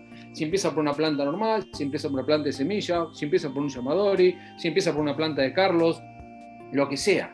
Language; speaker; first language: Spanish; native; Spanish